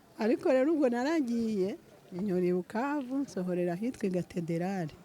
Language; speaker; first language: Kinyarwanda; native; Kinyarwanda